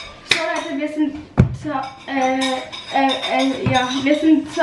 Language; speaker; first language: German; early bilingual, other home language; Turkish